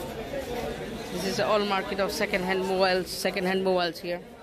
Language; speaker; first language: English; non-native, learner; Hindi